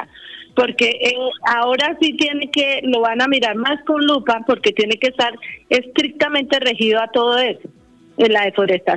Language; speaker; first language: Spanish; native; Spanish